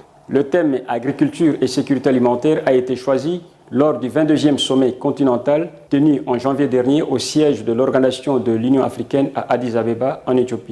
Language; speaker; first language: French; non-native, fluent; Portuguese